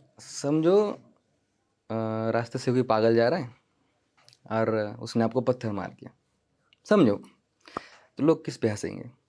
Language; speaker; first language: Hindi; non-native, local second language; Marathi